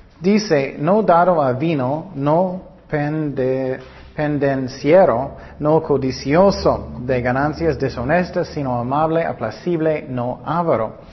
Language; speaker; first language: Spanish; non-native, learner; English